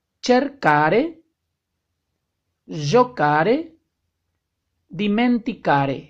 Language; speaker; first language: Italian; non-native, fluent; Spanish